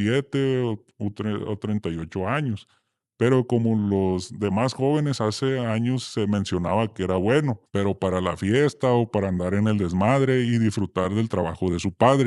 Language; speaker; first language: Spanish; native; Spanish